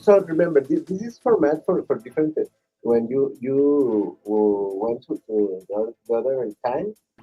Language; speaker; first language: English; non-native, learner; Spanish